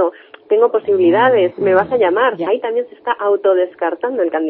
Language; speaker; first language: Spanish; native; Spanish